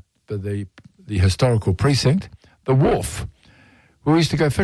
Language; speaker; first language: English; native; English